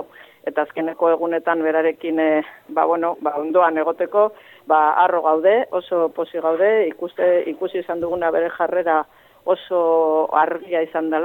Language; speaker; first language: Basque; native; Basque